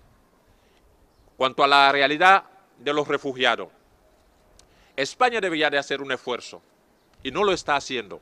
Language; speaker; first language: Spanish; non-native, fluent; Serer